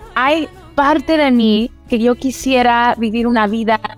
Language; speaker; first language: Spanish; early bilingual, heritage; Spanish